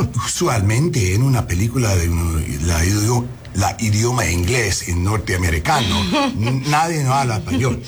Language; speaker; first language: Spanish; non-native, learner; English